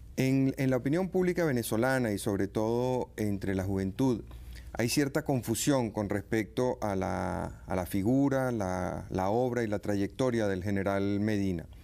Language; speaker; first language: Spanish; native; Spanish